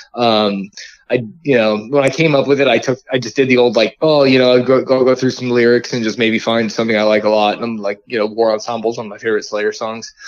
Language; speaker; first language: English; native; English